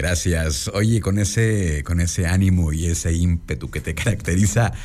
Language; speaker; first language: Spanish; native; Spanish